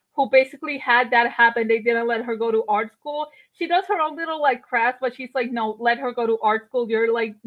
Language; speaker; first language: English; non-native, fluent; Spanish